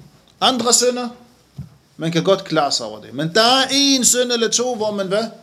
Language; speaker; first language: Danish; non-native, fluent; Arabic